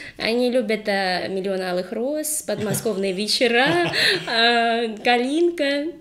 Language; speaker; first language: Russian; early bilingual, heritage; Russian